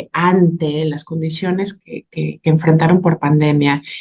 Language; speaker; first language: Spanish; native; Spanish